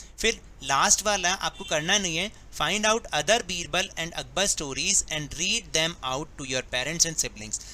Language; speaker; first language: Hindi; native; Hindi